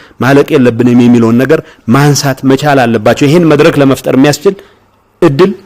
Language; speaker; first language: Amharic; non-native, local second language; Tigrinya